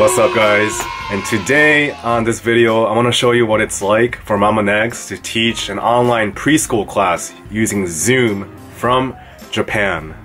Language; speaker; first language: English; early bilingual, other home language; Japanese